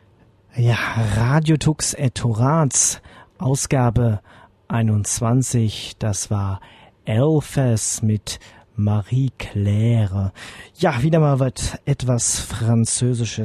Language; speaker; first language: German; native; German